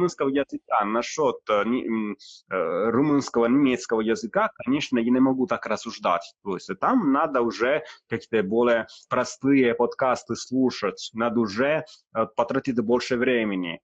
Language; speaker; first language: Russian; non-native, fluent; Italian